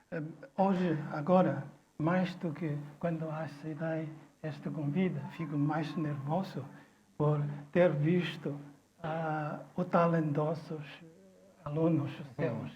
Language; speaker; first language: Portuguese; non-native, fluent; Chinese